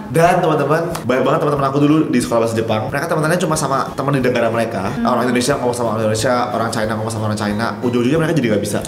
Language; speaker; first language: Indonesian; native; Indonesian